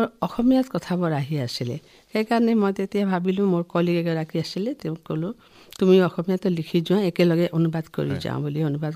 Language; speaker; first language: Assamese; non-native, local second language; Nepali